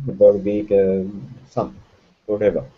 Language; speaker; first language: English; non-native, fluent; Spanish